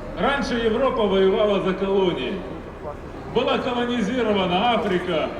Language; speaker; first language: Russian; native; Russian